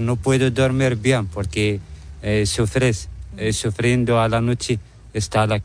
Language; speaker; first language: Spanish; non-native, learner; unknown